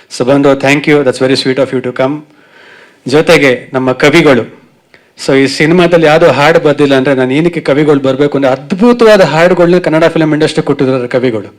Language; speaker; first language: Kannada; native; Kannada